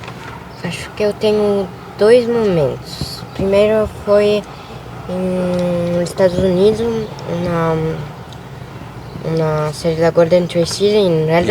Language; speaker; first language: Portuguese; early bilingual, other home language; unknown